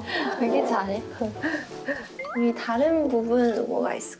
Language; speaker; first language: Korean; non-native, fluent; Chinese